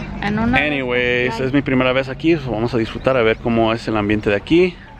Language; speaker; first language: Spanish; early bilingual, heritage; Spanish